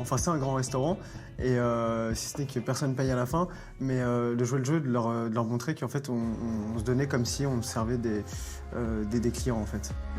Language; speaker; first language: French; native; French